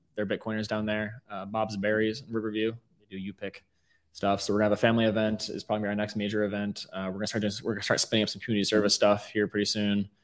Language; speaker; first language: English; native; English